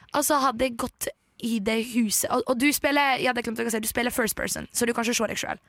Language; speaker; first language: Norwegian; early bilingual, other home language; Polish